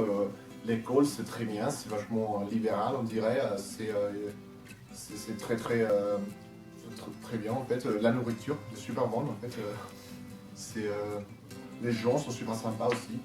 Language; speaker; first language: French; non-native, fluent; Spanish